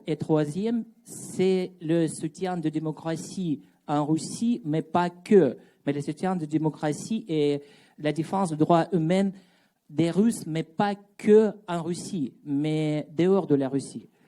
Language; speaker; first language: French; non-native, fluent; Russian